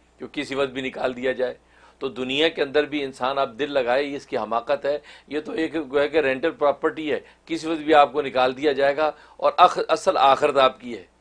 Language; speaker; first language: Hindi; non-native, local second language; Kashmiri